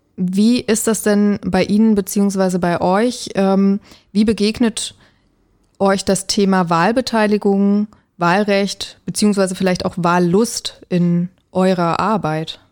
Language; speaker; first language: German; native; German